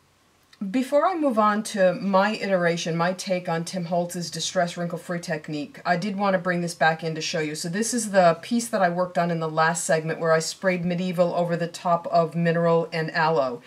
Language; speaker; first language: English; native; English